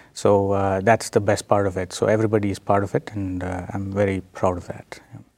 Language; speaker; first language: English; non-native, local second language; Telugu